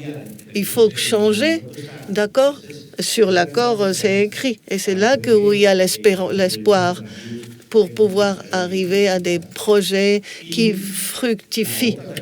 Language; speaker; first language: French; non-native, fluent; Spanish